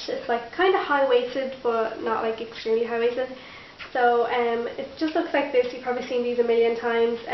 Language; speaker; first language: English; native; English